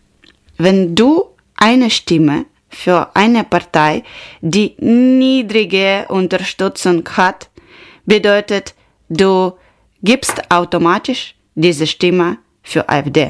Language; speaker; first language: German; non-native, learner; Ukrainian